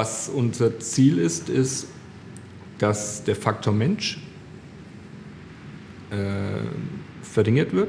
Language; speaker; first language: German; native; German